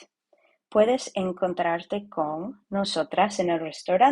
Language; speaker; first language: Spanish; non-native, fluent; English